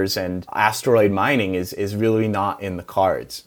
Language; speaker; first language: English; native; English